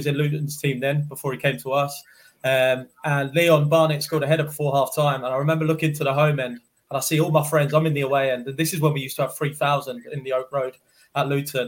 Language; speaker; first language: English; native; English